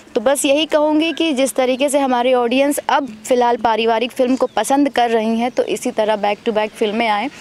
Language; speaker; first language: Hindi; native; Hindi